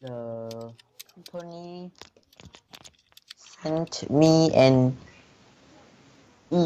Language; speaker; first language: English; non-native, learner; Chinese